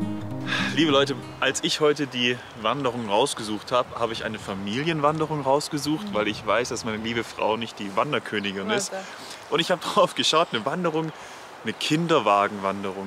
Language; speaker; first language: German; native; German